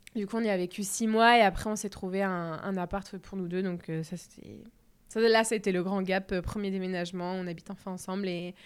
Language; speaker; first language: French; native; French